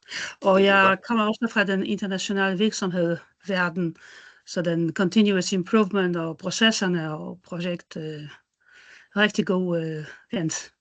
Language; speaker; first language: Danish; non-native, fluent; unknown